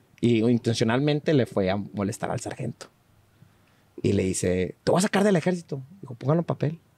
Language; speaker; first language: Spanish; native; Spanish